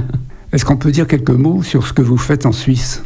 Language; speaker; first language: French; native; French